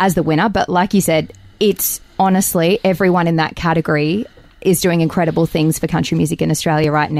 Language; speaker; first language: English; native; English